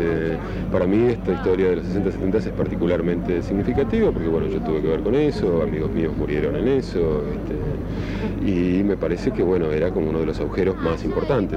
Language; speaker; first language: Spanish; native; Spanish